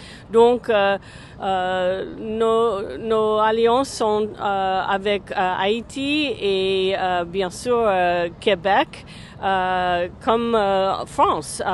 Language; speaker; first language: French; non-native, fluent; English